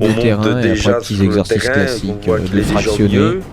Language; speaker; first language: French; native; French